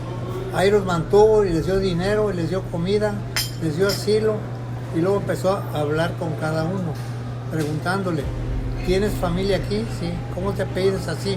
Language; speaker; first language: Spanish; non-native, local second language; Arabic